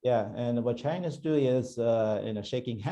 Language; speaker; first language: English; non-native, learner; Chinese